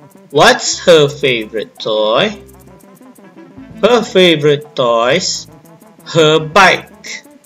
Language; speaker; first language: English; non-native, local second language; Malay